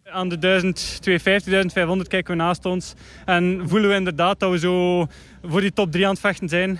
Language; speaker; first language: Dutch; native; Dutch